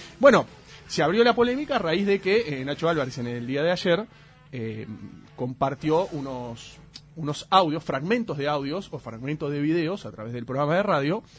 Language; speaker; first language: Spanish; native; Spanish